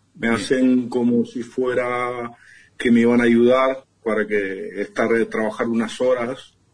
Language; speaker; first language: Spanish; native; Spanish